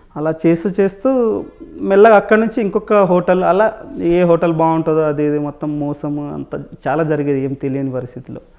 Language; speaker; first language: Telugu; non-native, local second language; Lambadi